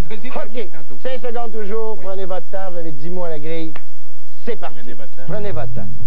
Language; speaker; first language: French; native; French